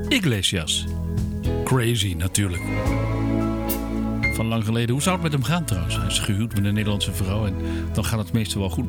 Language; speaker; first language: Dutch; native; Dutch